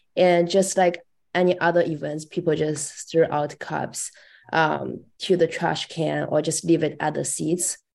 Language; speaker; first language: English; non-native, fluent; Chinese